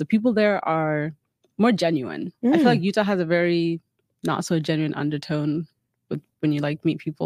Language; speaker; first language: English; early bilingual, other home language; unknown